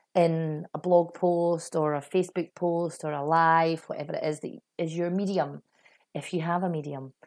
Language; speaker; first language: English; native; English